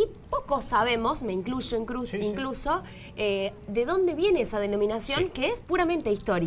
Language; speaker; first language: Spanish; native; Spanish